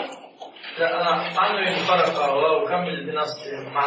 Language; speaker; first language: Arabic; non-native, learner; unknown